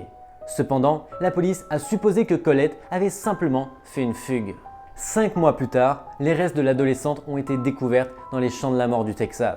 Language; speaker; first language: French; native; French